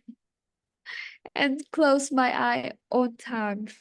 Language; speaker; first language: English; non-native, learner; Vietnamese